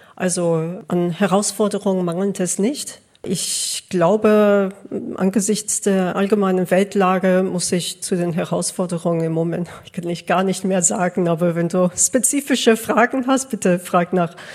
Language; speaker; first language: German; non-native, fluent; English